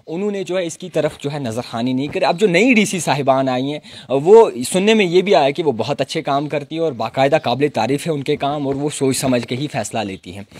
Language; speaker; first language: Urdu; non-native, local second language; Kashmiri